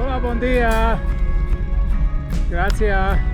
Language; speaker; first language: Spanish; non-native, learner; Slovak